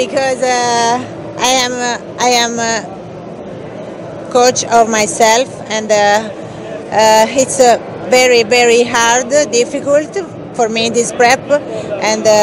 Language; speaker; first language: English; non-native, learner; Italian